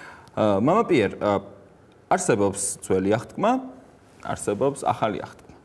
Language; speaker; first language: Georgian; native; Georgian